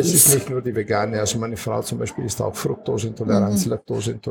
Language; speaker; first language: German; non-native, fluent; Italian